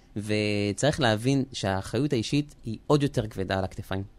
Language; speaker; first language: Hebrew; early bilingual, other home language; French